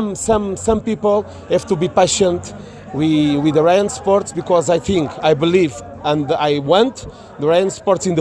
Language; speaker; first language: English; non-native, learner; Portuguese